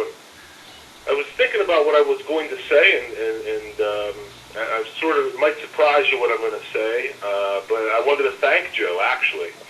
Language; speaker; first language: English; native; English